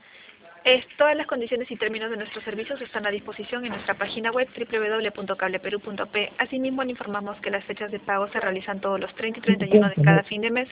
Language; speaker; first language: Spanish; native; Spanish